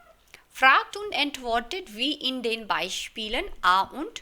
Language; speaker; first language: German; non-native, fluent; Hindi